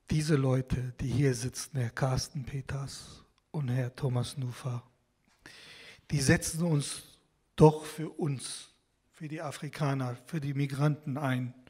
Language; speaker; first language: German; non-native, fluent; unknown